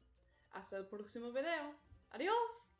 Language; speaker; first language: Spanish; non-native, learner; English